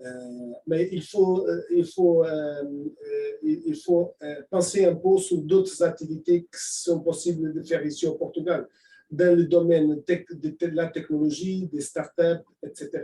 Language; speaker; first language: French; non-native, fluent; Portuguese